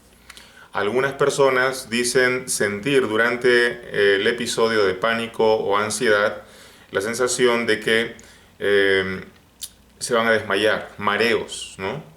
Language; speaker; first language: Spanish; native; Spanish